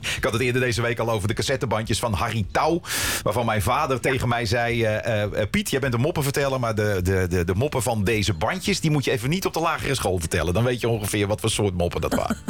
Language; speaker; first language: Dutch; native; Dutch